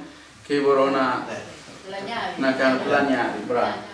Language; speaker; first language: Greek; non-native, learner; Italian